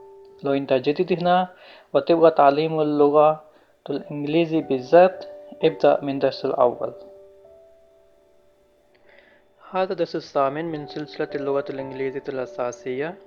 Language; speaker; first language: Arabic; non-native, learner; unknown